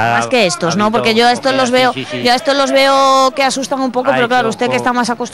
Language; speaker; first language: Spanish; native; Spanish